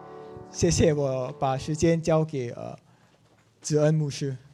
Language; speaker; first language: Chinese; non-native, local second language; English